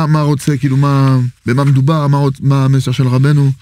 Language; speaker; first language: Hebrew; non-native, fluent; French